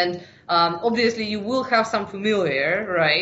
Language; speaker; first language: English; non-native, fluent; Ukrainian